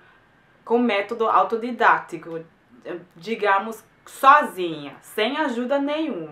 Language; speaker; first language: Portuguese; non-native, fluent; German